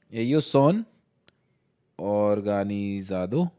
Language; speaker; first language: Spanish; non-native, learner; Hindi